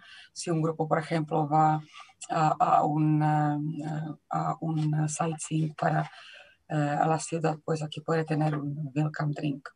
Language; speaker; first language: Spanish; non-native, fluent; Czech